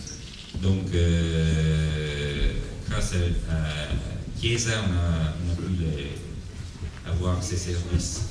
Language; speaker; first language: French; non-native, fluent; Italian